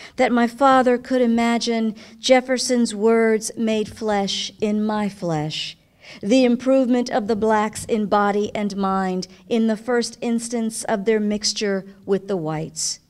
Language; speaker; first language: English; native; English